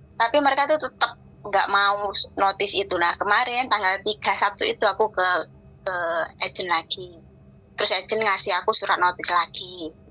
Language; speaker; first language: Indonesian; non-native, local second language; Javanese